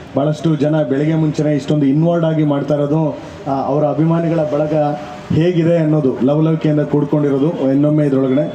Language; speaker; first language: Kannada; native; Kannada